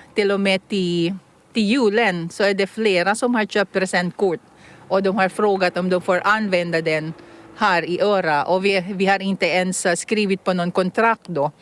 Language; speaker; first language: Swedish; non-native, fluent; Filipino